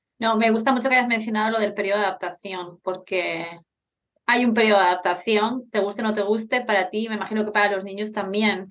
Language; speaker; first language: Spanish; native; Spanish